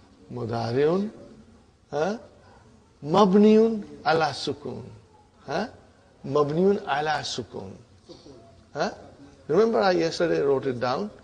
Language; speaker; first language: Arabic; non-native, fluent; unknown